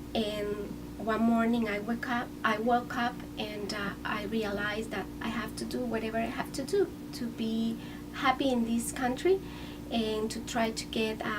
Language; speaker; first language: English; non-native, fluent; Spanish